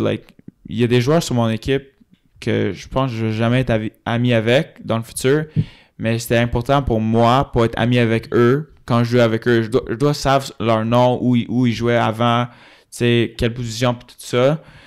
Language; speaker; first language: French; non-native, local second language; English